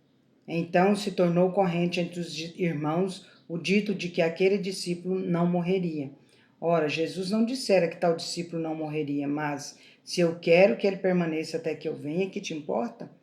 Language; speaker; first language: Portuguese; native; Portuguese